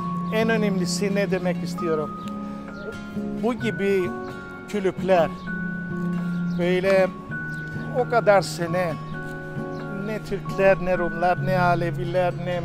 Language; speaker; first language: Turkish; non-native, local second language; Greek